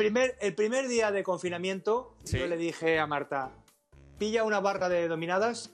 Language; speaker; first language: Spanish; native; Spanish